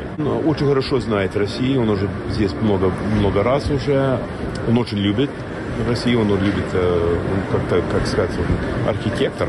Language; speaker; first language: Russian; non-native, fluent; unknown